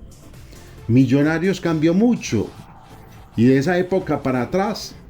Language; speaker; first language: Spanish; native; Spanish